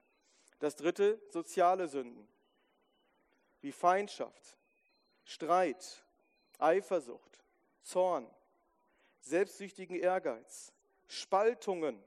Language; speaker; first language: German; native; German